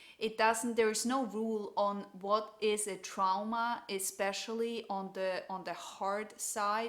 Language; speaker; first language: English; non-native, fluent; German